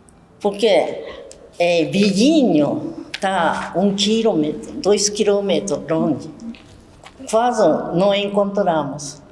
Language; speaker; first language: Portuguese; early bilingual, other home language; Japanese